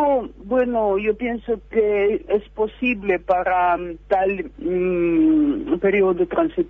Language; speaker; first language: Spanish; non-native, fluent; Russian